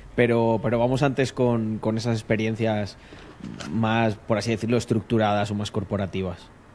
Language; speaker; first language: Spanish; native; Spanish